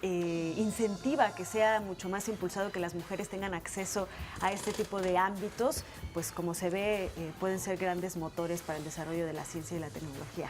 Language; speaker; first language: Spanish; native; Spanish